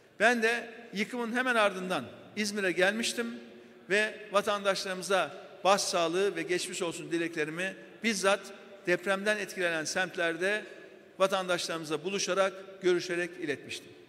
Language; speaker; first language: Turkish; native; Turkish